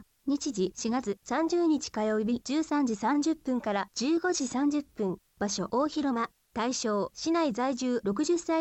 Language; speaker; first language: Japanese; native; Japanese